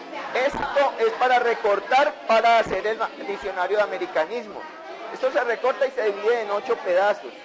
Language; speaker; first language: Spanish; native; Spanish